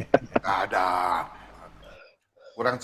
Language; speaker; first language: Indonesian; native; Indonesian